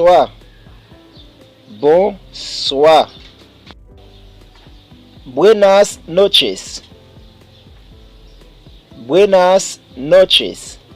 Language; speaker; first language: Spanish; non-native, fluent; Haitian Creole